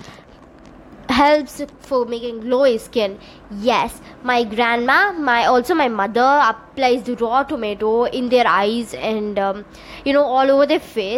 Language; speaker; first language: English; non-native, local second language; Tamil